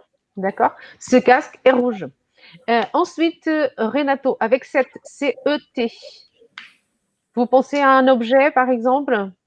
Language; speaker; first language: French; non-native, fluent; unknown